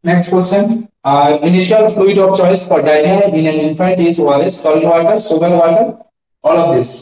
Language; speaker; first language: English; non-native, local second language; Bangla